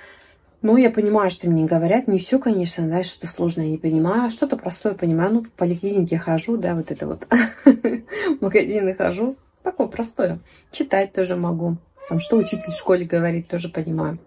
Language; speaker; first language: Russian; native; Russian